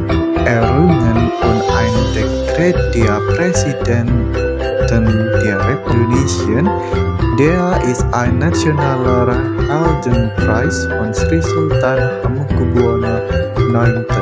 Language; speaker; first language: German; non-native, learner; Indonesian